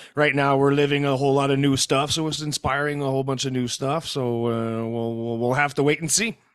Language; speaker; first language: English; non-native, fluent; French